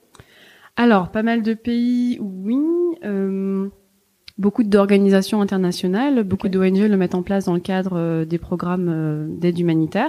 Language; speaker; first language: French; native; French